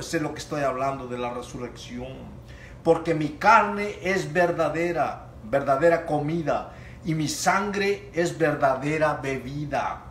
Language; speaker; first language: Spanish; native; Spanish